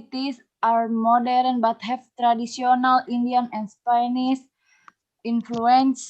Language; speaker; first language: English; non-native, learner; Indonesian